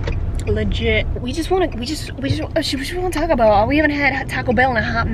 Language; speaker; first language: English; native; English